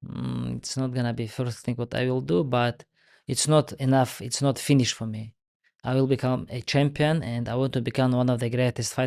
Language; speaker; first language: English; non-native, learner; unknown